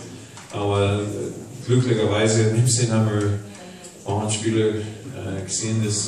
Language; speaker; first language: German; non-native, fluent; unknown